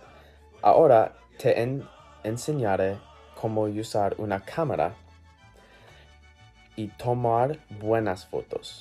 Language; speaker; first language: Spanish; non-native, learner; English